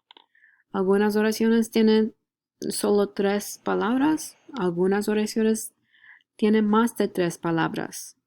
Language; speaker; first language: Spanish; non-native, learner; English